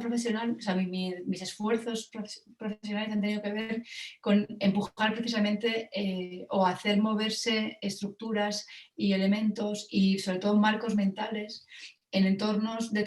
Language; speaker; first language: Spanish; native; Spanish